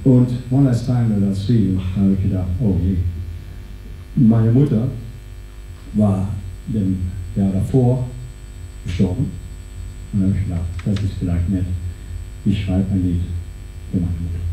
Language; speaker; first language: German; non-native, fluent; Dutch